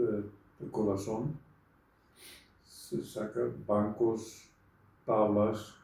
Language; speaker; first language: Spanish; non-native, fluent; Dutch